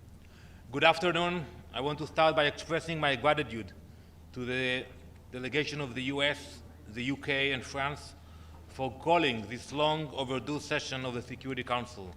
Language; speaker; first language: English; non-native, fluent; Hebrew